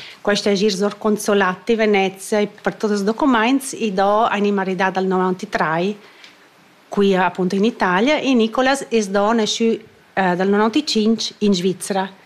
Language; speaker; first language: Italian; non-native, fluent; Romansh